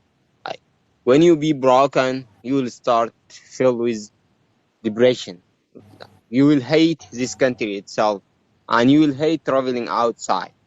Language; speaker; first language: English; non-native, learner; Arabic